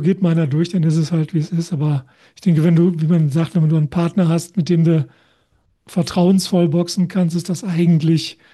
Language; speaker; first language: German; native; German